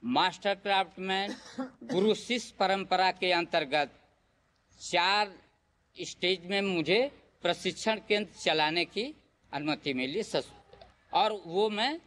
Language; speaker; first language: Hindi; native; Hindi